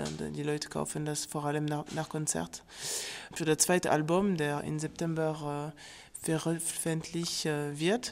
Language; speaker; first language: German; non-native, fluent; French